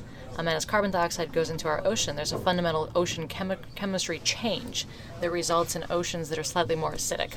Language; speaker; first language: English; native; English